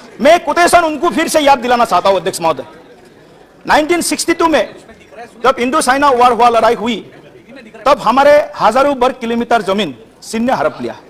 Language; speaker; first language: Hindi; non-native, local second language; Assamese